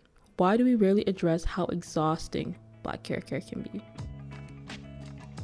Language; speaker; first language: English; native; English